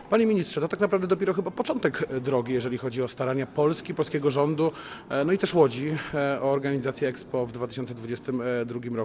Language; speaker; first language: Polish; native; Polish